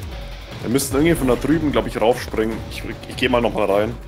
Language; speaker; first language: German; native; German